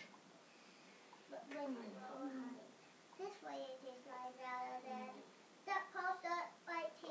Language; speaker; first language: English; native; English